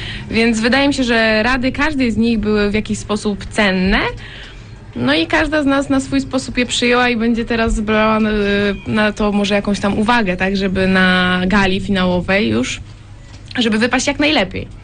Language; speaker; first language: Polish; native; Polish